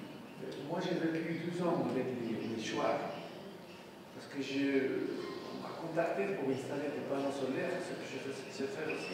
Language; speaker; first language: French; non-native, fluent; Spanish